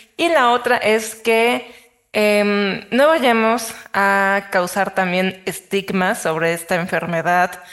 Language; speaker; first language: Spanish; native; Spanish